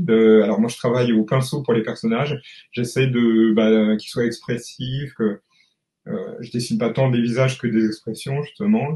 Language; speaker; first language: French; native; French